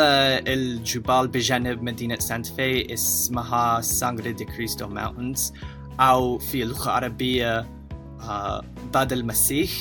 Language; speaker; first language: Arabic; non-native, learner; English